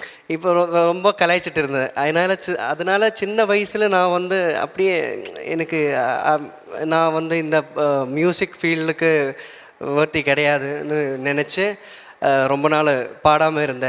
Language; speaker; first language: Tamil; non-native, learner; Malayalam